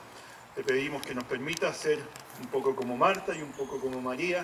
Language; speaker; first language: Spanish; native; Spanish